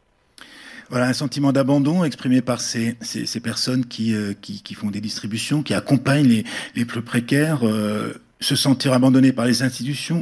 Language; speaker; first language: French; native; French